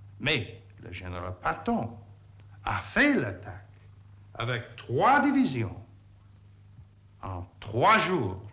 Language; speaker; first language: French; non-native, fluent; English